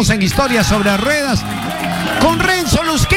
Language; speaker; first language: Spanish; native; Spanish